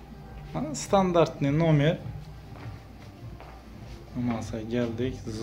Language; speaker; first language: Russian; non-native, local second language; Uzbek